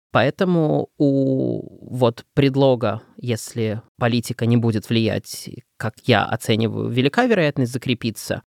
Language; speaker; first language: Russian; native; Russian